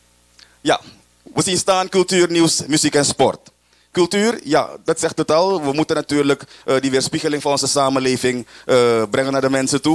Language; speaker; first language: Dutch; native; Dutch